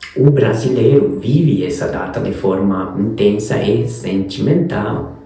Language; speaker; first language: Portuguese; non-native, fluent; Hungarian